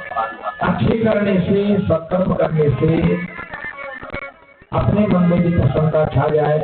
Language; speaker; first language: Hindi; native; Hindi